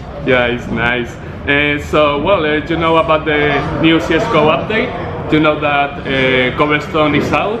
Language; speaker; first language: English; non-native, learner; Spanish